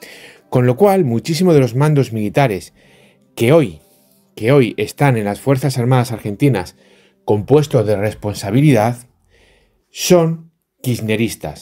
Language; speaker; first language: Spanish; native; Spanish